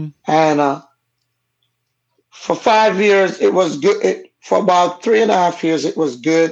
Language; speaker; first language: English; non-native, local second language; Jamaican Creole English